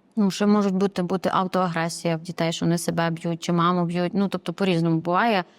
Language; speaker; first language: Ukrainian; native; Ukrainian